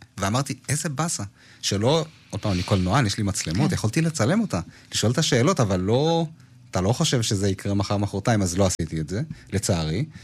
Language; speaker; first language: Hebrew; early bilingual, other home language; Amharic